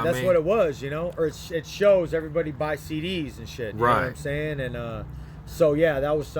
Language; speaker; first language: English; native; English